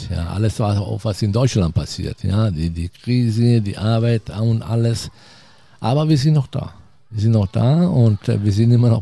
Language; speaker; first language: German; non-native, fluent; Italian